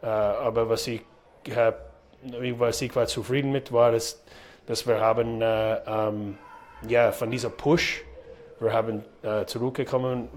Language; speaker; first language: German; non-native, fluent; English